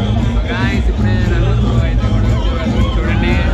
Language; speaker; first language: Telugu; native; Telugu